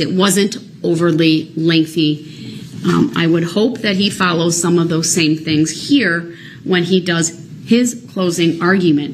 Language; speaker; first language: English; native; English